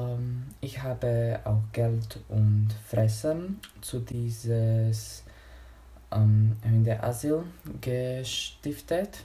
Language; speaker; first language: German; non-native, learner; Slovak